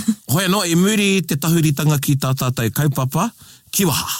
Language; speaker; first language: Māori; non-native, local second language; English